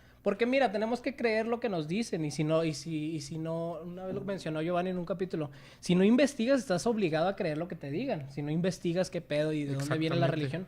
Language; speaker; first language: Spanish; native; Spanish